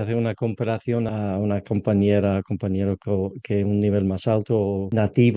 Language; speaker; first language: Spanish; non-native, learner; English